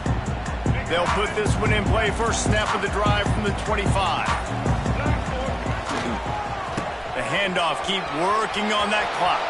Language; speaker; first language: English; native; English